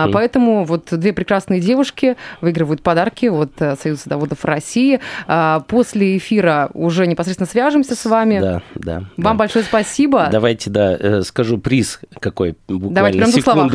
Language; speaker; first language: Russian; native; Russian